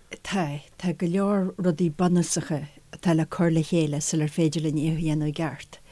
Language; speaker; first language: Irish; native; Irish